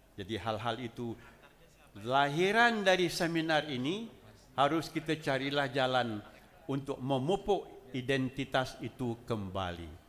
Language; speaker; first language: Malay; native; Malay